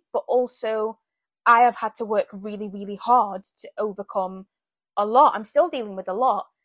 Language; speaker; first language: English; early bilingual, other home language; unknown